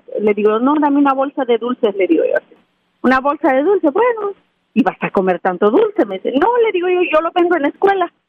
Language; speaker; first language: Spanish; native; Spanish